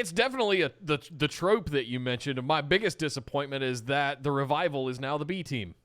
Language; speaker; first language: English; native; English